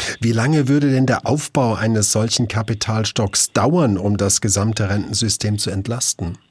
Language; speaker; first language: German; native; German